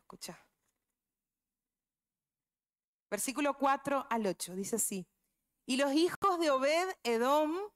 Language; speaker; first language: Spanish; native; Spanish